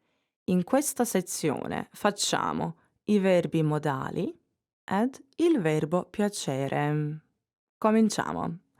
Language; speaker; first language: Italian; non-native, fluent; English